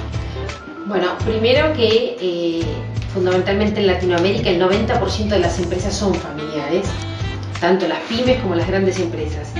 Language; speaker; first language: Spanish; native; Spanish